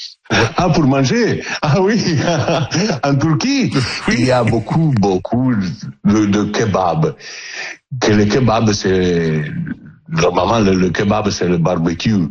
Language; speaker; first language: French; non-native, learner; Italian